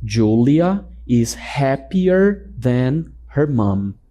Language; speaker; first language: English; non-native, fluent; Portuguese